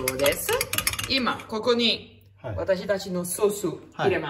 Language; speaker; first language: Japanese; non-native, learner; Italian